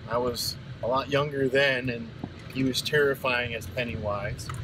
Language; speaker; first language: English; native; English